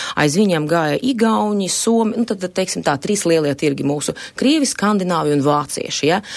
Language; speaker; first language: Latvian; non-native, local second language; Russian